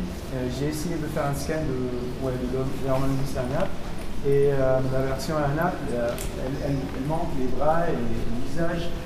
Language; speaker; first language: French; non-native, fluent; German